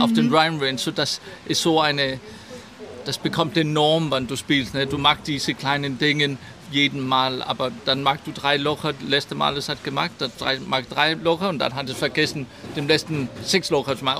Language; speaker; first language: German; non-native, learner; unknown